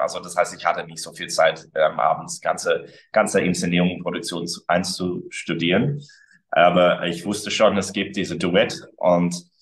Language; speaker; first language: German; early bilingual, other home language; English